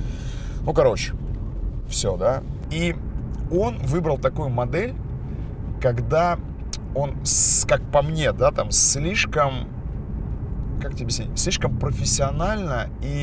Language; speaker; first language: Russian; native; Russian